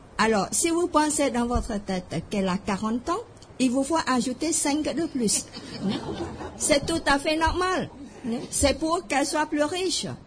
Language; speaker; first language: French; non-native, fluent; Khmer